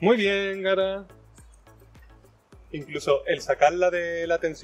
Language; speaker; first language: Spanish; native; Spanish